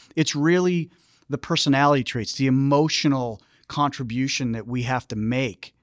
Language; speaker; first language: English; native; English